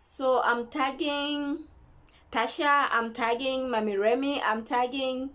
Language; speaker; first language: English; non-native, local second language; Ganda